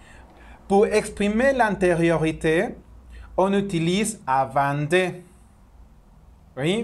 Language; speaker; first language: French; non-native, learner; Spanish